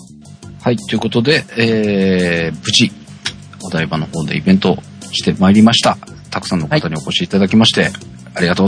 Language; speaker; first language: Japanese; native; Japanese